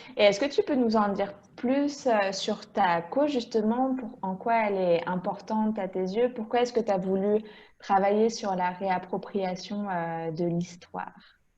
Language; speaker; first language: French; native; French